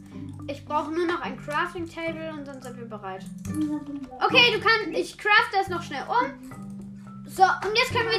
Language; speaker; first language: German; native; German